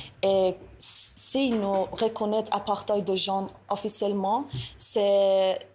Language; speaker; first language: French; non-native, learner; Persian